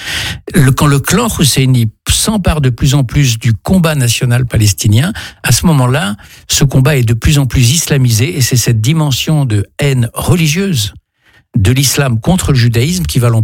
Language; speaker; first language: French; native; French